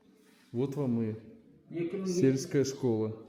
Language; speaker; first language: Russian; native; Russian